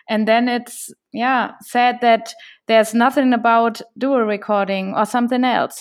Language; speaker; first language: English; non-native, fluent; German